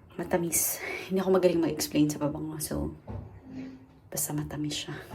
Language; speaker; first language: Filipino; native; Filipino